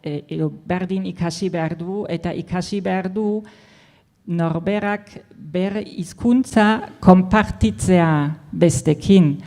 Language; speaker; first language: Basque; non-native, fluent; German